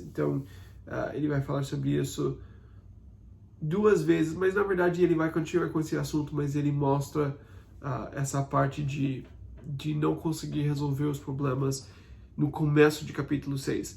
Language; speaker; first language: Portuguese; non-native, fluent; English